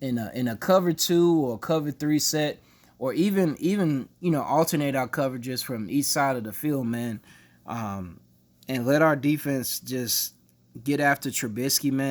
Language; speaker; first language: English; native; English